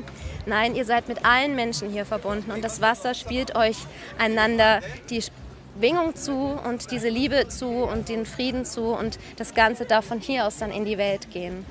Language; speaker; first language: German; native; German